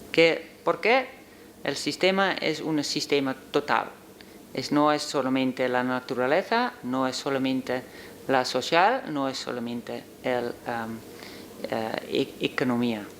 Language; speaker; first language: Spanish; non-native, learner; Dutch